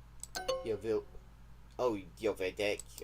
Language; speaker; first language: Danish; non-native, learner; English